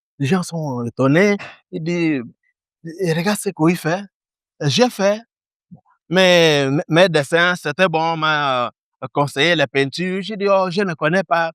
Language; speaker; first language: French; early bilingual, other home language; Igbo